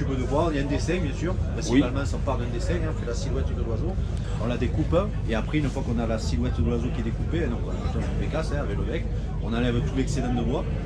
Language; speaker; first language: French; native; French